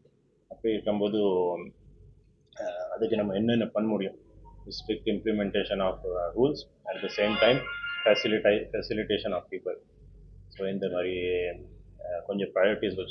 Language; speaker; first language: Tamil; non-native, fluent; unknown